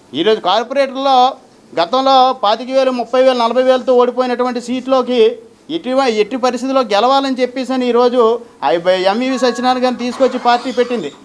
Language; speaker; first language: Telugu; native; Telugu